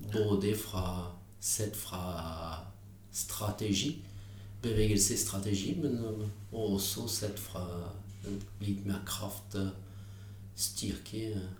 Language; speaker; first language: Norwegian; non-native, fluent; French